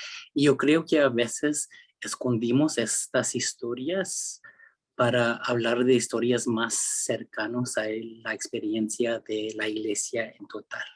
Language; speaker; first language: Spanish; early bilingual, heritage; Spanish